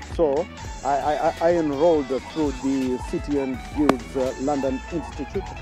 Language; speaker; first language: English; non-native, local second language; Shona